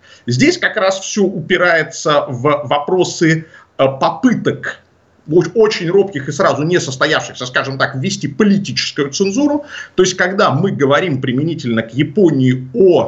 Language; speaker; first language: Russian; native; Russian